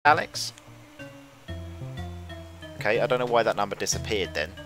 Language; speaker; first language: English; native; English